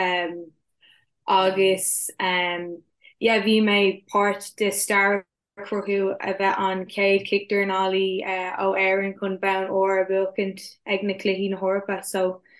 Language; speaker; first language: Irish; non-native, local second language; English